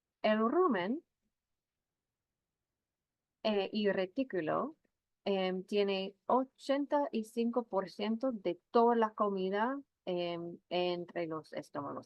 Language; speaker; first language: Spanish; non-native, fluent; English